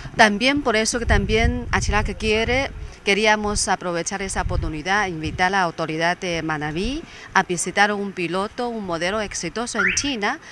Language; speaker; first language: Spanish; non-native, fluent; Chinese